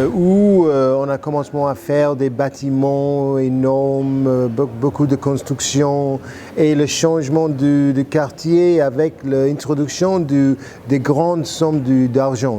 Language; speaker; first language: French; non-native, fluent; English